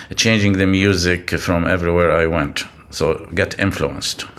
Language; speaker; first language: English; non-native, fluent; Arabic